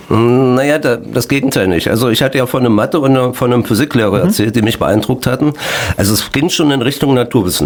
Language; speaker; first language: German; native; German